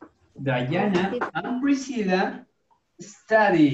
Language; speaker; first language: English; non-native, learner; Spanish